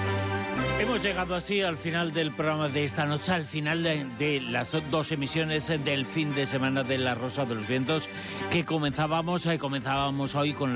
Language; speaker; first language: Spanish; native; Spanish